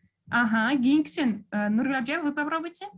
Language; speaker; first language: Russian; native; Russian